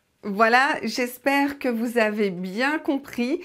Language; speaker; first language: French; native; French